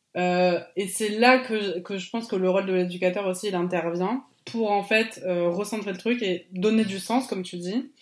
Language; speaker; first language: French; native; French